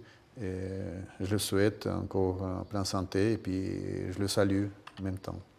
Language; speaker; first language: French; non-native, fluent; Russian